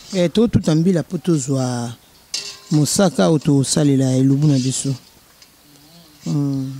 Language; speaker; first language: Lingala; non-native, local second language; Luba-Lulua